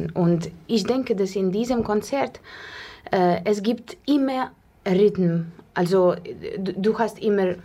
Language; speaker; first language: German; non-native, learner; Russian